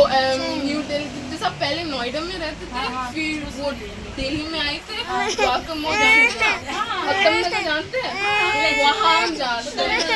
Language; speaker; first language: Hindi; early bilingual, other home language; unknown